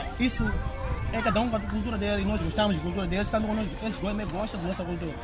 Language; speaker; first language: Portuguese; non-native, local second language; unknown